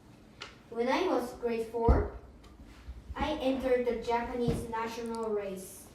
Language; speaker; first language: English; non-native, fluent; Korean